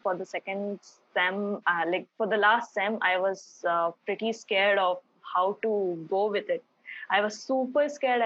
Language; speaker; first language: English; non-native, local second language; Hindi